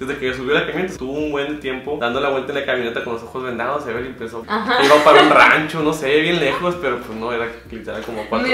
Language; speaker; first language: Spanish; native; Spanish